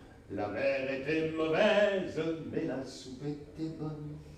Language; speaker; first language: French; native; French